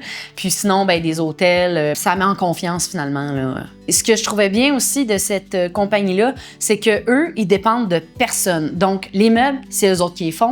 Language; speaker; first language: French; native; French